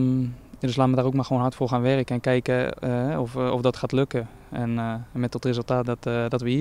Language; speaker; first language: Dutch; native; Dutch